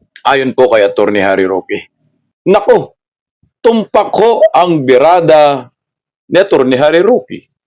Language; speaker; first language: Filipino; non-native, local second language; Cebuano